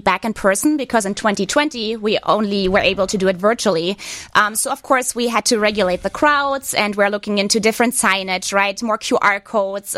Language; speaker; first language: English; non-native, fluent; German